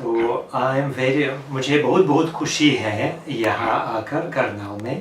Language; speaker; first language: Hindi; non-native, fluent; Russian